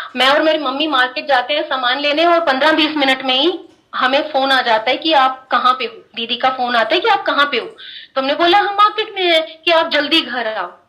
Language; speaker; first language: Hindi; non-native, local second language; Punjabi